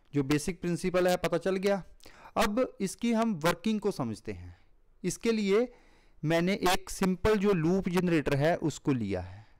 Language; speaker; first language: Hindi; non-native, local second language; Punjabi